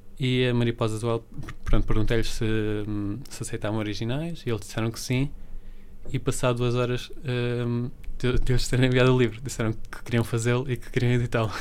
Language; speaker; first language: Portuguese; early bilingual, other home language; Spanish